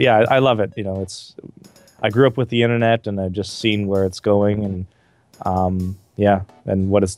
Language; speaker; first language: English; native; English